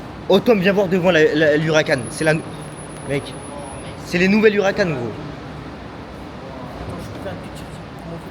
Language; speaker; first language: French; native; French